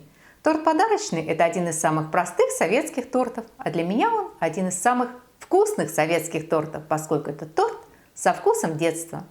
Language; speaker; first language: Russian; native; Russian